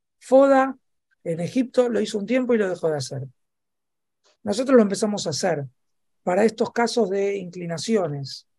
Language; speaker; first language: Spanish; native; Spanish